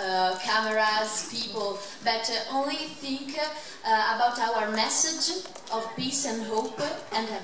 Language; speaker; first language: English; non-native, local second language; Italian